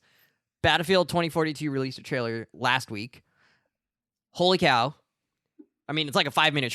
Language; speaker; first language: English; native; English